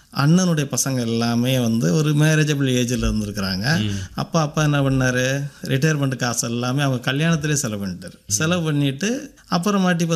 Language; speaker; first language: Tamil; native; Tamil